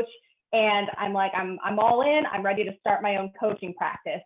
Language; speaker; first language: English; native; English